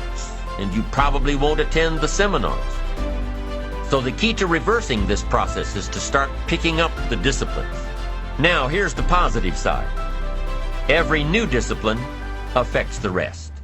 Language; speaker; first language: English; native; English